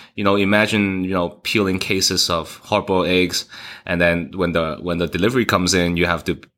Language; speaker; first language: English; early bilingual, other home language; Cantonese